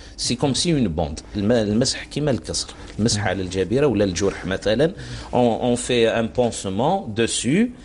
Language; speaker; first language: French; non-native, local second language; Arabic